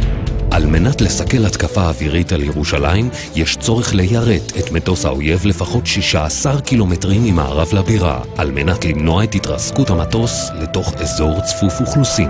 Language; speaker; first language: Hebrew; native; Hebrew